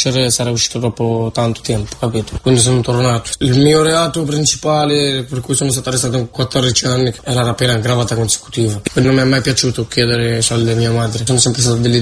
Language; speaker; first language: Italian; native; Italian